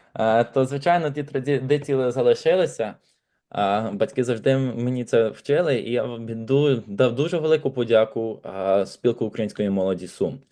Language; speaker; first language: Ukrainian; native; Ukrainian